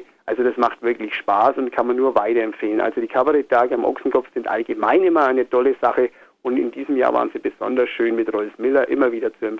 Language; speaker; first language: German; native; German